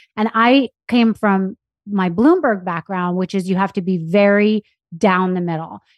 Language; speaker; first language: English; native; English